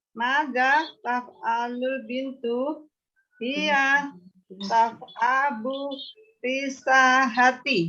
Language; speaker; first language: Arabic; non-native, learner; Indonesian